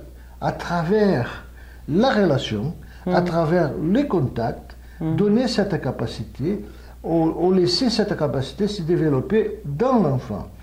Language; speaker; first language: French; non-native, fluent; Portuguese